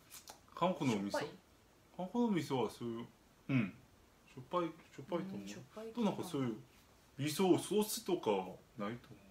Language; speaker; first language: Japanese; non-native, fluent; Korean